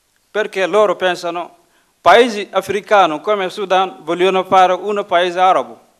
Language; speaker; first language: Italian; non-native, learner; Masai